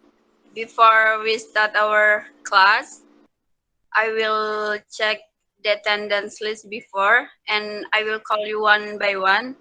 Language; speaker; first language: English; non-native, learner; Indonesian